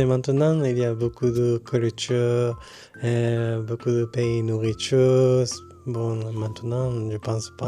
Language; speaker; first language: French; non-native, learner; Japanese